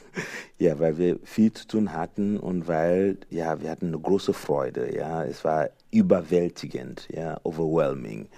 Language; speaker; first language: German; non-native, fluent; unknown